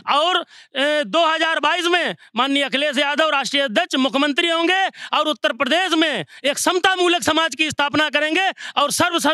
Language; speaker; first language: Hindi; native; Hindi